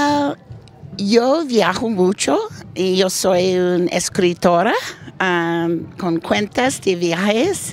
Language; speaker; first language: Spanish; non-native, learner; English